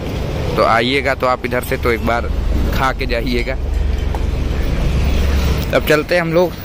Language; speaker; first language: Hindi; native; Hindi